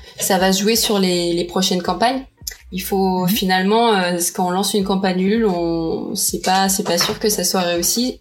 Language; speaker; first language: French; early bilingual, other home language; Portuguese